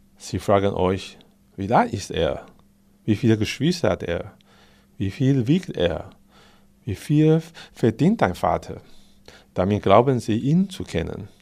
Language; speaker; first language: German; non-native, fluent; Chinese